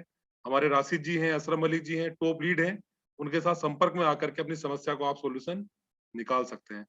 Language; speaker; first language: Hindi; native; Hindi